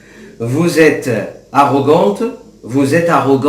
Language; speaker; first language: French; non-native, fluent; Arabic